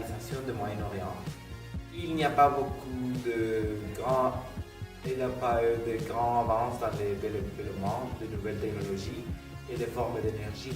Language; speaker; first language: French; non-native, learner; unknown